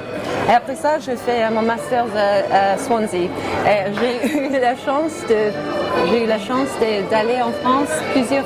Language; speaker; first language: French; non-native, fluent; English